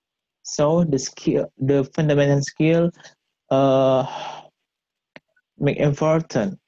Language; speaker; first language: English; non-native, learner; Indonesian